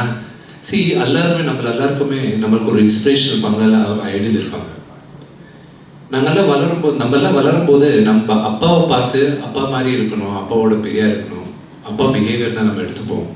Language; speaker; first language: Tamil; non-native, local second language; Telugu